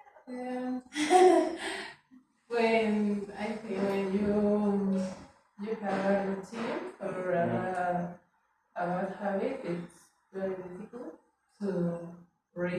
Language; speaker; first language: English; non-native, learner; Spanish